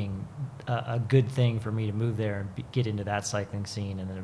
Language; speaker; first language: English; native; English